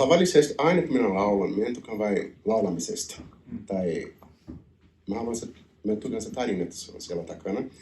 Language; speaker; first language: Finnish; non-native, learner; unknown